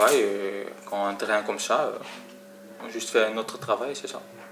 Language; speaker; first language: French; non-native, fluent; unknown